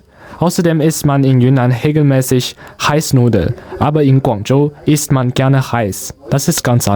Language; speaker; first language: German; non-native, learner; Chinese